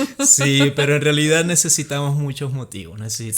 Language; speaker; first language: Spanish; native; Spanish